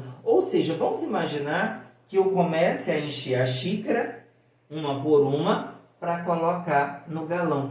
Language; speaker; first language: Portuguese; native; Portuguese